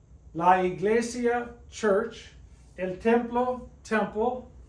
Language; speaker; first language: Spanish; non-native, fluent; English